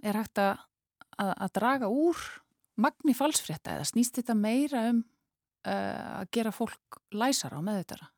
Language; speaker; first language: Icelandic; native; Icelandic